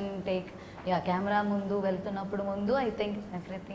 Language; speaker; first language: Telugu; non-native, learner; Malayalam